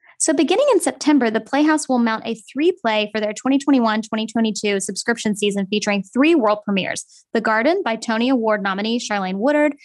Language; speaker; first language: English; native; English